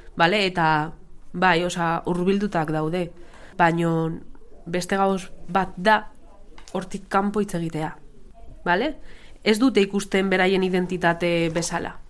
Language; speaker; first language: Basque; non-native, local second language; Spanish